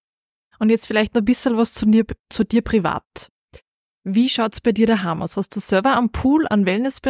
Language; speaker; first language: German; native; German